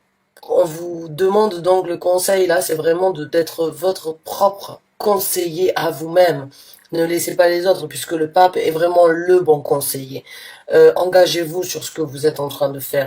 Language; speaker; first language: French; native; French